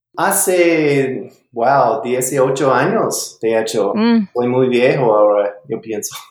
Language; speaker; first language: Spanish; non-native, learner; English